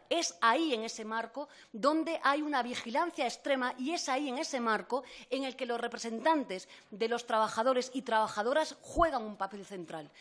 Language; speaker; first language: Spanish; native; Spanish